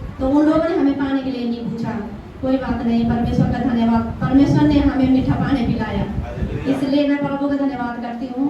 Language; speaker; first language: Hindi; native; Hindi